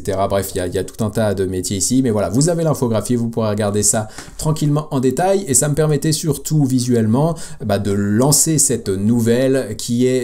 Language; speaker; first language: French; native; French